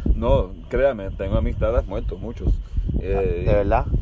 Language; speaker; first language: Spanish; early bilingual, heritage; Spanish